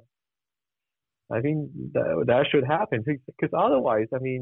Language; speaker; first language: English; non-native, local second language; Cantonese